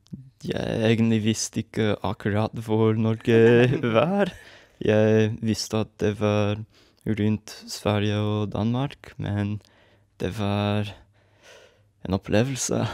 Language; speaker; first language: Norwegian; non-native, fluent; English